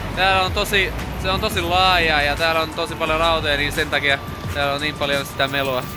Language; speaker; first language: Finnish; non-native, fluent; Russian